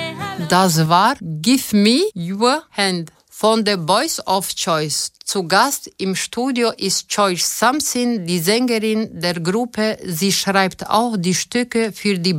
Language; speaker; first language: German; native; German